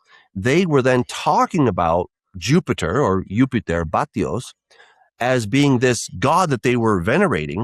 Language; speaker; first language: English; native; English